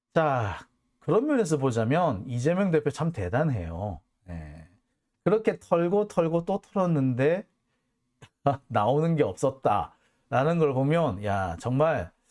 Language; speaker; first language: Korean; native; Korean